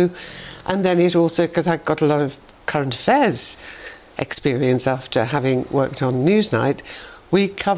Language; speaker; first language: English; native; English